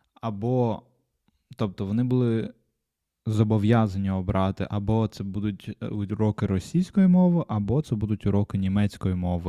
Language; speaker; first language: Ukrainian; non-native, local second language; Russian